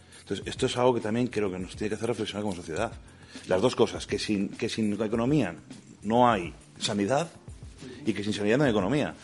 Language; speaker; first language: Spanish; native; Spanish